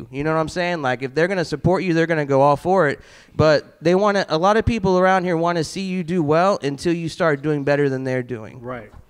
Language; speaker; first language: English; native; English